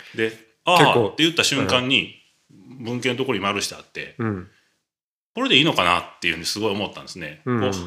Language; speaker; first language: Japanese; native; Japanese